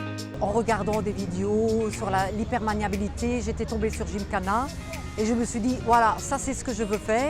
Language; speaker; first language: French; native; French